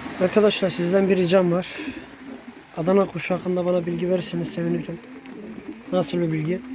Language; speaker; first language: Turkish; native; Turkish